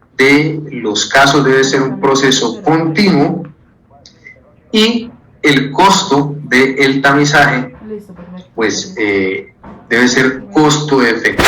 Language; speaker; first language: Spanish; native; Spanish